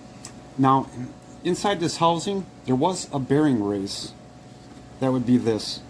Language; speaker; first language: English; native; English